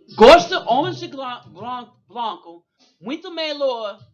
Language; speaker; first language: Portuguese; non-native, learner; English